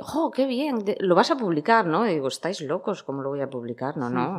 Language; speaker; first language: Spanish; native; Spanish